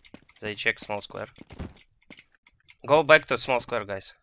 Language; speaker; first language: English; non-native, local second language; Russian